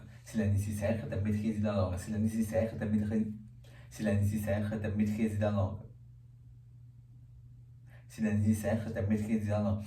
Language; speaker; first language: French; non-native, learner; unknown